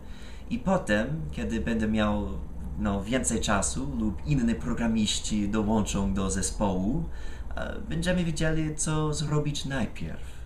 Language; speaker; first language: Polish; non-native, fluent; English